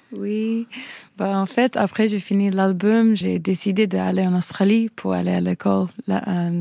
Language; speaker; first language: French; non-native, fluent; English